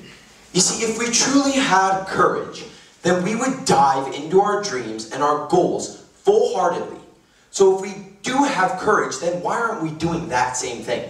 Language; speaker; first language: English; native; English